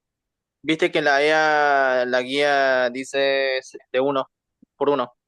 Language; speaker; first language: Spanish; native; Spanish